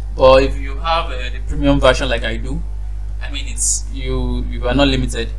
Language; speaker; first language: English; non-native, local second language; Yoruba